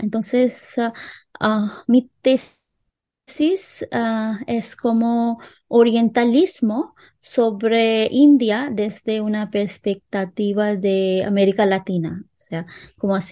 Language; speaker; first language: Spanish; non-native, local second language; Hindi